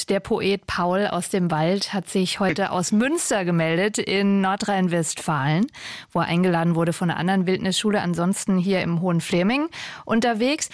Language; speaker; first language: German; native; German